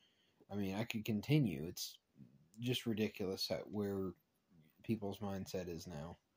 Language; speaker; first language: English; native; English